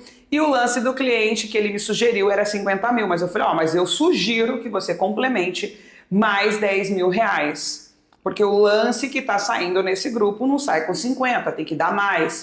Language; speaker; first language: Portuguese; native; Portuguese